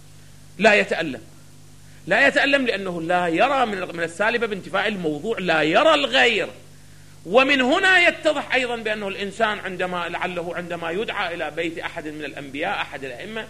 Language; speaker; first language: Arabic; native; Arabic